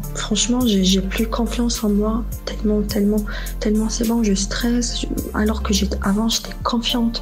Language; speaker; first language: French; non-native, local second language; Arabic